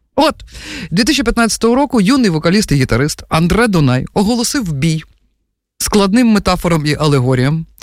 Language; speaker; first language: Ukrainian; native; Ukrainian